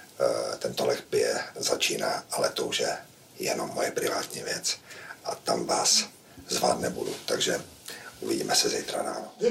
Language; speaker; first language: Czech; native; Czech